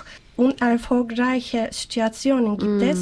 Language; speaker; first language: German; non-native, learner; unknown